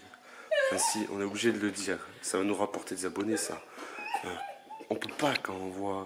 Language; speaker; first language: French; native; French